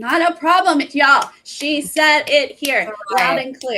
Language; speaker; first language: English; native; English